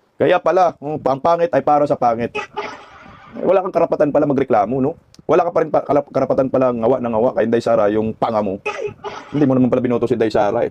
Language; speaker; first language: Filipino; non-native, local second language; Cebuano